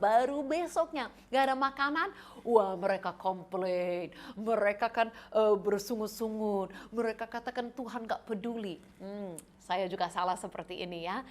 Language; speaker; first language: Indonesian; non-native, fluent; English